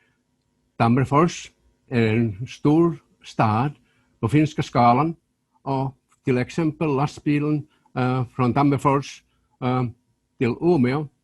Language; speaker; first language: Swedish; non-native, local second language; Finnish